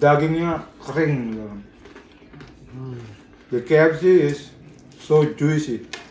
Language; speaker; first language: English; non-native, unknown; Indonesian